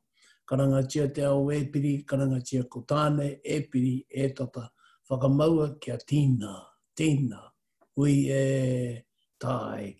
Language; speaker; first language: English; native; English